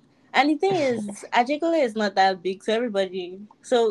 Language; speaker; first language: English; non-native, local second language; Yoruba